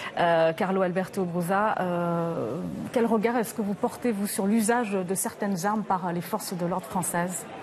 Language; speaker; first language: French; native; French